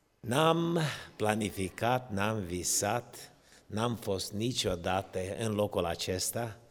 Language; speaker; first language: Romanian; non-native, local second language; Ukrainian